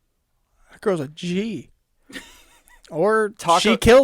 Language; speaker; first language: English; native; English